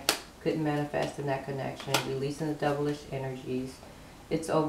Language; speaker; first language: English; native; English